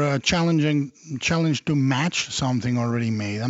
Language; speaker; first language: English; non-native, fluent; Spanish